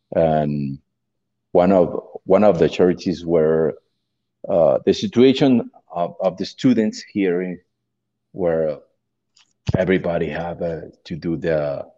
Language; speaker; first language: English; non-native, learner; Spanish